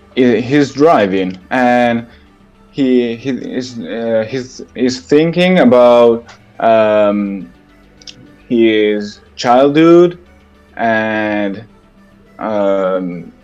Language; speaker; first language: English; non-native, learner; Italian